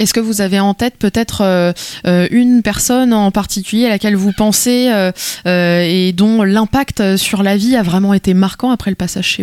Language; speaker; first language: French; native; French